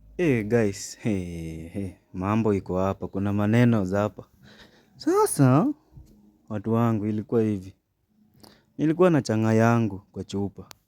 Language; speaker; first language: Swahili; non-native, local second language; Luyia